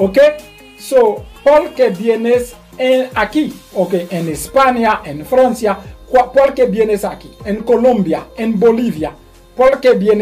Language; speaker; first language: Spanish; non-native, learner; Haitian Creole